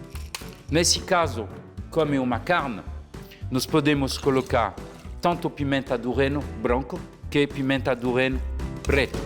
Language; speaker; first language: Portuguese; non-native, fluent; French